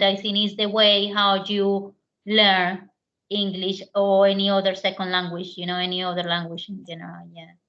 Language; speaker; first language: English; non-native, learner; Spanish